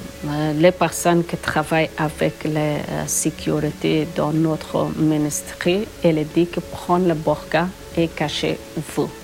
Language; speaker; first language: French; non-native, learner; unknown